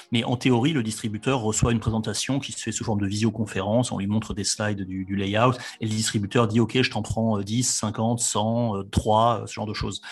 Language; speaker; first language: French; native; French